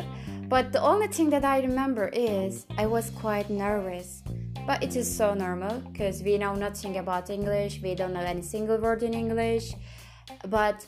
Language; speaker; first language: English; non-native, fluent; Turkish